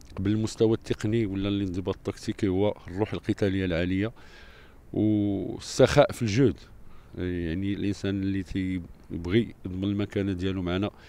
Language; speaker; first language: Arabic; native; Arabic